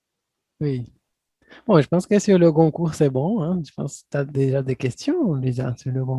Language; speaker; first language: French; non-native, fluent; Portuguese